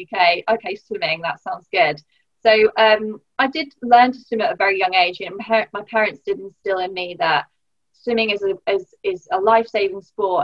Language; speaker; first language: English; native; English